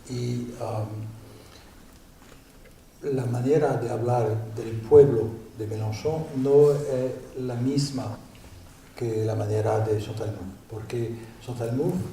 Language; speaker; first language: Spanish; non-native, learner; French